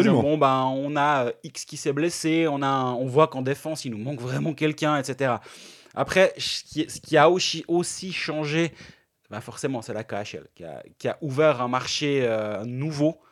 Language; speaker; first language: French; native; French